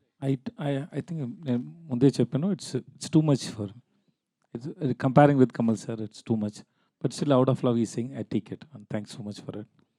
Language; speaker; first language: Telugu; non-native, local second language; Tamil